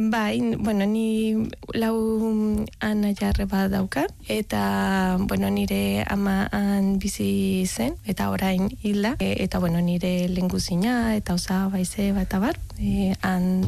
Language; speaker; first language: Basque; non-native, learner; Spanish